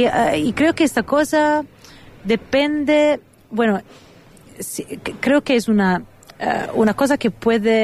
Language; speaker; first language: Spanish; non-native, fluent; Italian